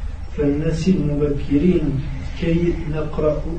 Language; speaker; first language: Arabic; non-native, learner; French